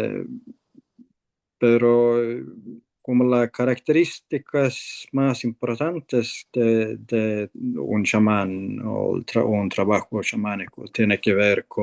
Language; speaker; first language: Spanish; non-native, fluent; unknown